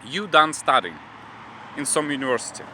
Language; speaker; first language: English; non-native, learner; Russian